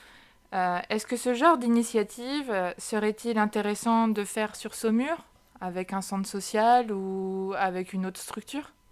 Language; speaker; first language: French; native; French